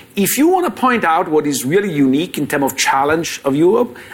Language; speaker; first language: English; non-native, fluent; Italian